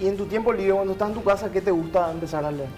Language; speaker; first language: Spanish; native; Spanish